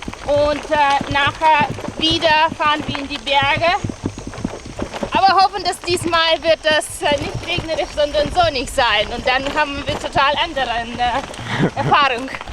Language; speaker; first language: German; non-native, learner; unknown